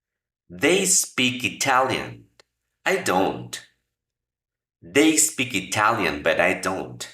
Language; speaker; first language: English; non-native, fluent; Spanish